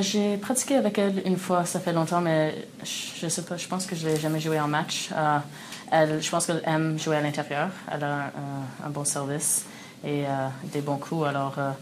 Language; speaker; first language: French; early bilingual, other home language; English